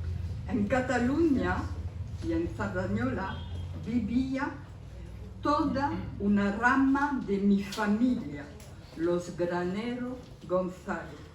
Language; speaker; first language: Spanish; early bilingual, heritage; Spanish